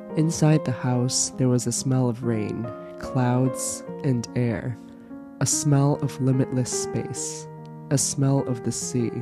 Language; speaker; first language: English; non-native, local second language; Cantonese